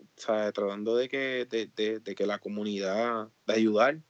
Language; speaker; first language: Spanish; native; Spanish